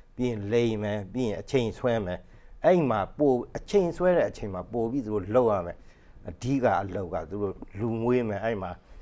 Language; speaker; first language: Burmese; native; Burmese